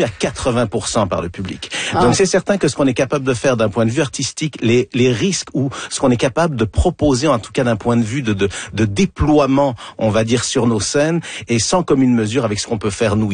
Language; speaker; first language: French; native; French